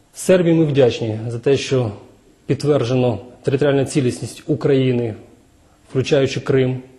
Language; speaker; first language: Ukrainian; native; Ukrainian